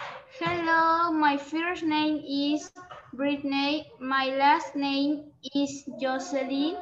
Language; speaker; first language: English; non-native, learner; Spanish